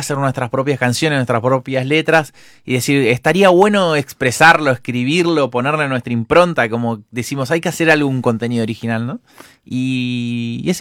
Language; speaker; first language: Spanish; native; Spanish